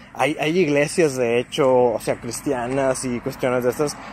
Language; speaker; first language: Spanish; native; Spanish